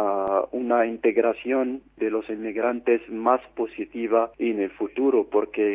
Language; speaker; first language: Spanish; non-native, fluent; Arabic